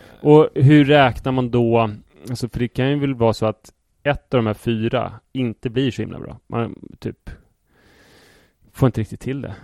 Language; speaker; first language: Swedish; native; Swedish